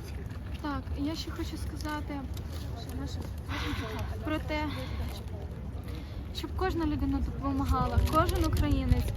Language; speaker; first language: Ukrainian; native; Ukrainian